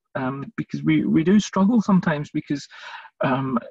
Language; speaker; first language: English; native; English